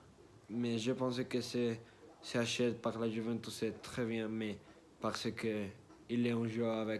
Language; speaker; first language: French; non-native, learner; Spanish